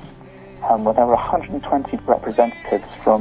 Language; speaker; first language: English; native; English